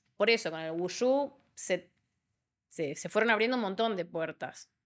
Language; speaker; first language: Spanish; native; Spanish